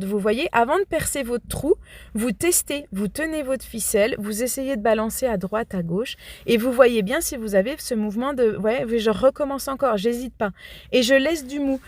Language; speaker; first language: French; native; French